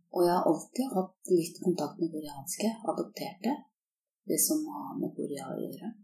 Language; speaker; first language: Norwegian; early bilingual, other home language; Korean